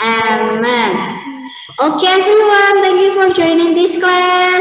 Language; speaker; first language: English; non-native, learner; Indonesian